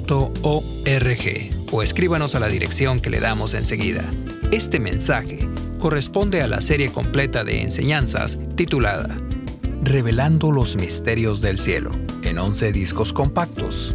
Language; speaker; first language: Spanish; native; Spanish